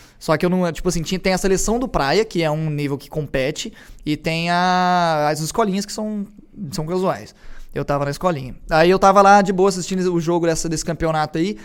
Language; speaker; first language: Portuguese; native; Portuguese